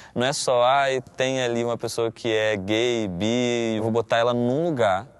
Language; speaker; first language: Portuguese; native; Portuguese